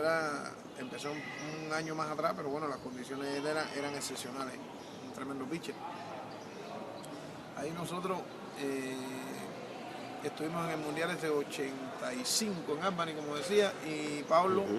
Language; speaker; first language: Spanish; native; Spanish